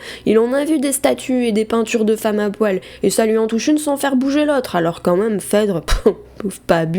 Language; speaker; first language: French; native; French